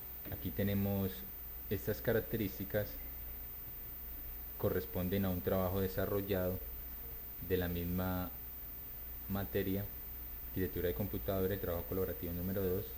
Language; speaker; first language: Spanish; native; Spanish